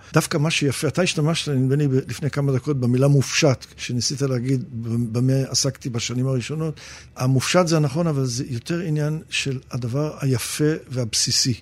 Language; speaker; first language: Hebrew; early bilingual, other home language; English